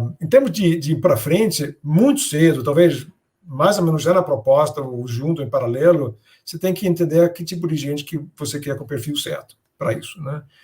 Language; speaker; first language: Portuguese; non-native, fluent; Danish